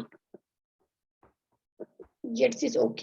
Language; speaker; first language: German; non-native, learner; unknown